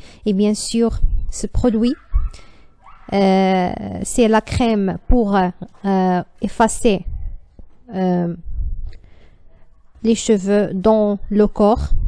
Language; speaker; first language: French; non-native, learner; Arabic